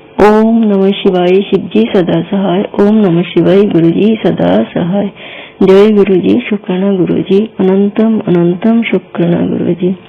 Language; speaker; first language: Hindi; non-native, local second language; Bangla